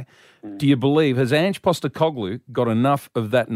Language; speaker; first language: English; native; English